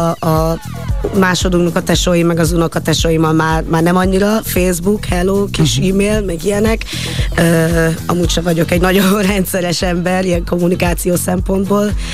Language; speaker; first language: Hungarian; non-native, fluent; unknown